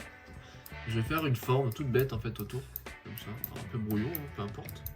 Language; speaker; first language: French; native; French